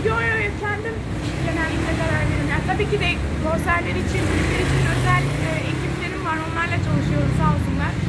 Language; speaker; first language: Turkish; early bilingual, heritage; Turkish